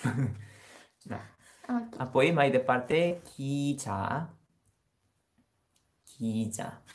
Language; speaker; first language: Romanian; non-native, learner; Korean